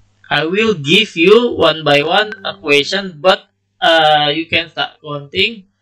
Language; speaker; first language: English; non-native, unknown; Indonesian